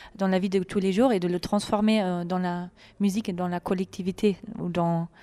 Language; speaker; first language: French; non-native, fluent; German